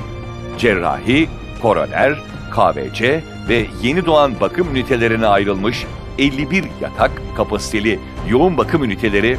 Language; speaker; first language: Turkish; native; Turkish